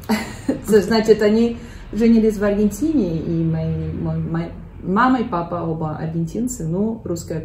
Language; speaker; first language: Russian; early bilingual, heritage; Russian